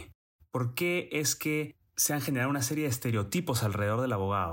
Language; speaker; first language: Spanish; native; Spanish